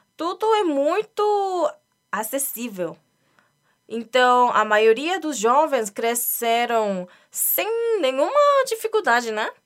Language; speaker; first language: Portuguese; non-native, fluent; Korean